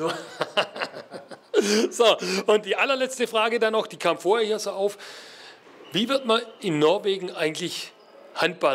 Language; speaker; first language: German; native; German